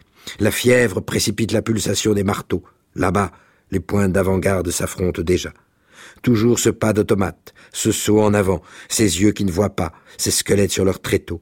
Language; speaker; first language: French; native; French